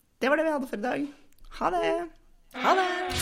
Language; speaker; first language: Norwegian; native; Norwegian